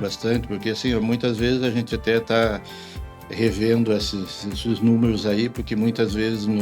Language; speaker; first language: Portuguese; native; Portuguese